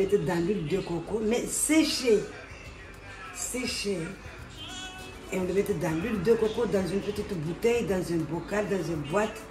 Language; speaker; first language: French; non-native, local second language; Comorian